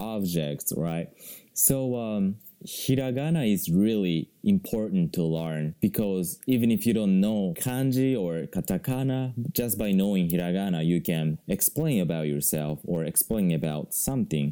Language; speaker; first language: English; non-native, fluent; Japanese